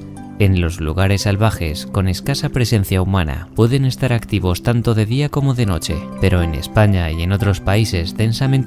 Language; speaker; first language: Spanish; native; Spanish